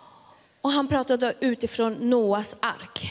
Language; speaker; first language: Swedish; early bilingual, other home language; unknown